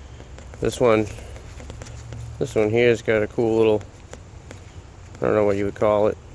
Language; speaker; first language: English; native; English